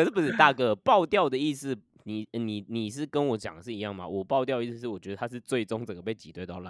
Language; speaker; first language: Chinese; native; Chinese